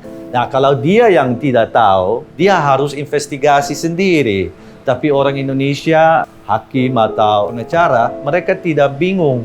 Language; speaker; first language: Indonesian; non-native, learner; Dutch